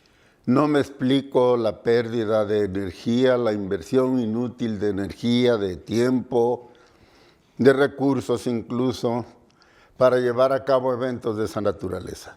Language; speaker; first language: Spanish; native; Spanish